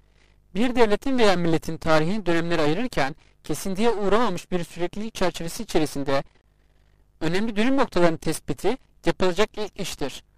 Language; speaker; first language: Turkish; native; Turkish